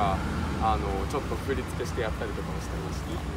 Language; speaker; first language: Japanese; native; Japanese